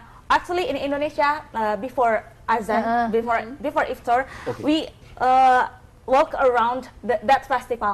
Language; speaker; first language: English; non-native, learner; Indonesian